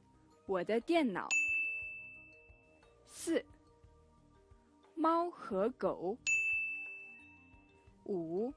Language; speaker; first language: Chinese; non-native, fluent; Mongolian